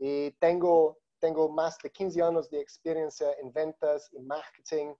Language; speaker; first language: Spanish; non-native, learner; Portuguese